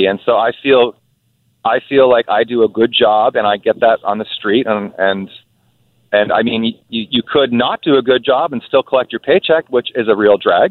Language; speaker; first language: English; native; English